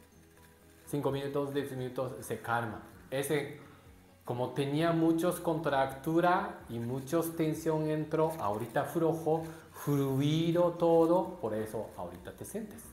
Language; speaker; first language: Spanish; non-native, learner; Japanese